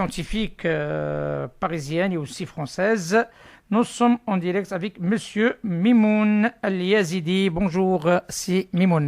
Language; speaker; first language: French; non-native, local second language; Arabic